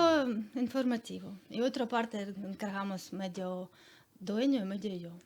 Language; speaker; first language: Spanish; non-native, learner; Ukrainian